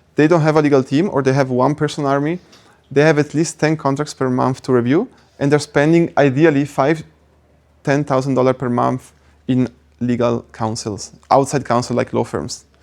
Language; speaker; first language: English; non-native, fluent; Italian